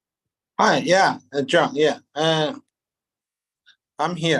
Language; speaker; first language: English; non-native, learner; Chinese